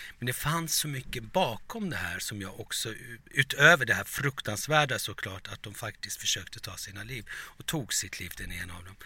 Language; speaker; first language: Swedish; early bilingual, other home language; Turoyo